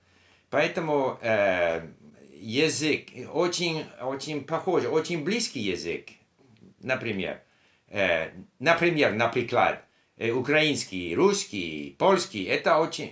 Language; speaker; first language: Russian; non-native, learner; English